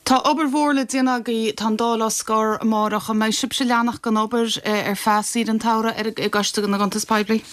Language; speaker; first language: Irish; native; Irish